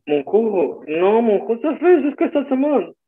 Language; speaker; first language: French; non-native, learner; Portuguese